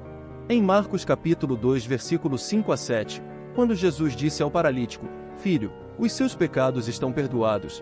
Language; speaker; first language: Portuguese; native; Portuguese